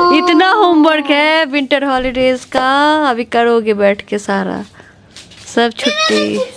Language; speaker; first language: Hindi; native; Hindi